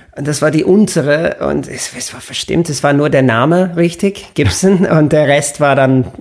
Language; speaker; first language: German; non-native, fluent; English